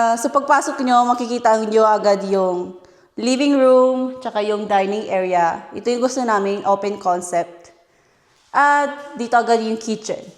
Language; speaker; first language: Filipino; native; Filipino